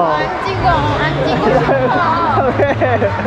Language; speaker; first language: Korean; non-native, fluent; Khmer